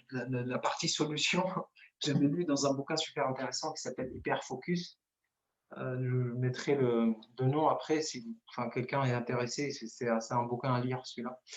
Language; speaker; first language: French; non-native, local second language; Arabic